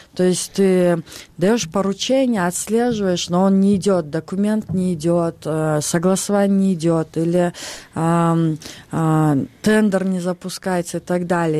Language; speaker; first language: Russian; non-native, local second language; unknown